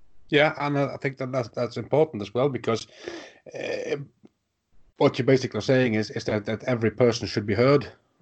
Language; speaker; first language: English; non-native, fluent; Norwegian